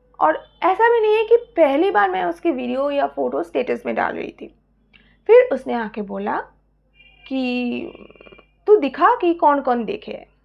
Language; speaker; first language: Hindi; non-native, local second language; Bangla